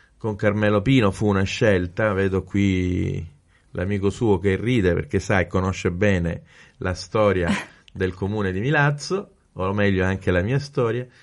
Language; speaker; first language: Italian; native; Italian